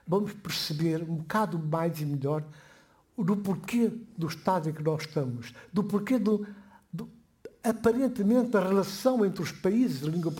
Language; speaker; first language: Portuguese; non-native, fluent; Upper Guinea Crioulo